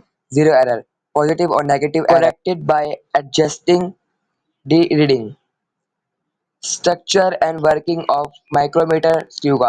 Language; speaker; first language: English; non-native, local second language; Urdu